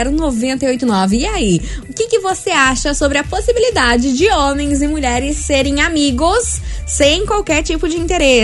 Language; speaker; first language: Portuguese; native; Portuguese